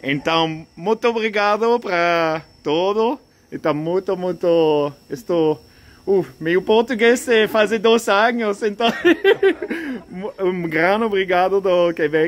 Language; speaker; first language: Portuguese; non-native, learner; French